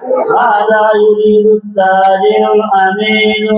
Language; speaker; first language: Arabic; non-native, learner; Bangla